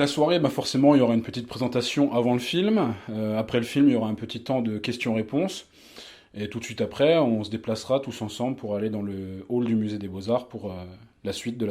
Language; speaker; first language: French; native; French